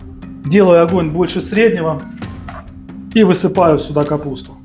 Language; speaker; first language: Russian; native; Russian